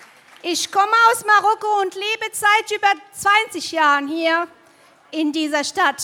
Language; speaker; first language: German; non-native, fluent; Arabic